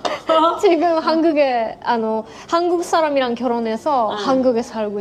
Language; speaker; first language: Korean; non-native, learner; Japanese